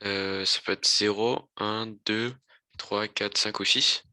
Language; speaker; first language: French; native; French